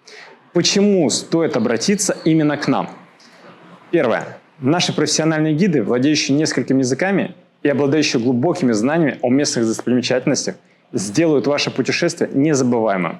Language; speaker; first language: Russian; native; Russian